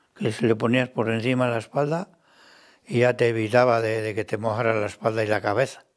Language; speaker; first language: Spanish; native; Spanish